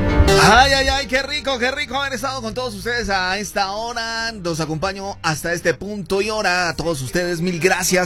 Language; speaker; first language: Spanish; native; Spanish